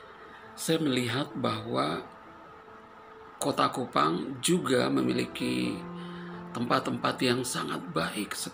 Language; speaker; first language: Indonesian; non-native, fluent; Persian